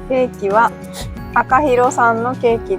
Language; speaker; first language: Japanese; native; Japanese